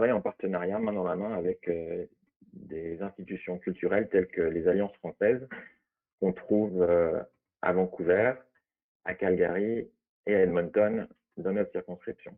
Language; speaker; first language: French; native; French